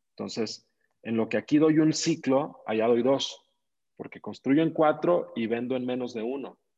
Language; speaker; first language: Spanish; native; Spanish